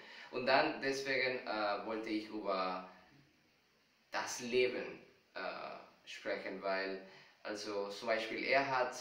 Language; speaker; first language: German; non-native, fluent; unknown